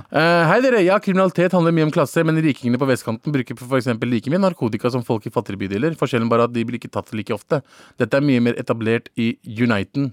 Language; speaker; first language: Norwegian; early bilingual, other home language; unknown